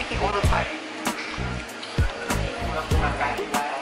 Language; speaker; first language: English; non-native, fluent; Vietnamese